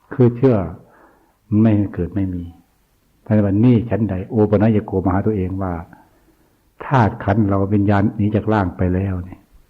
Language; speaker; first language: Thai; non-native, local second language; Northeastern Thai